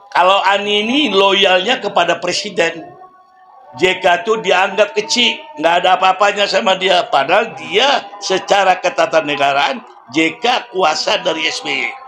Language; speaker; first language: Indonesian; non-native, local second language; Minangkabau